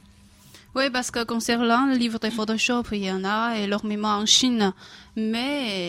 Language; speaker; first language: French; non-native, fluent; Chinese